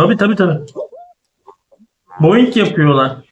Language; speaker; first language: Turkish; native; Turkish